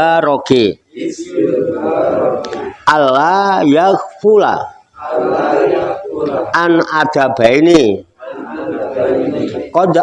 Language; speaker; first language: Arabic; non-native, fluent; Indonesian